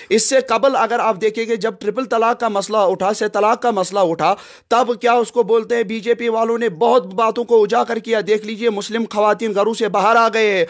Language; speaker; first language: Hindi; non-native, local second language; Kashmiri